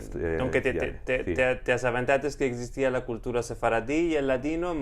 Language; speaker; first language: Spanish; non-native, fluent; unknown